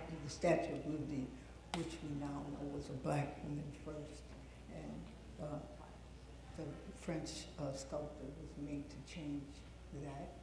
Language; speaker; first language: English; native; English